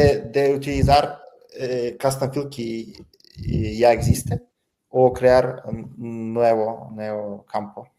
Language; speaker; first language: Spanish; non-native, learner; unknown